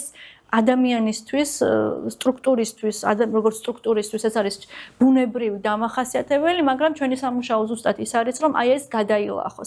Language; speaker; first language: Georgian; native; Georgian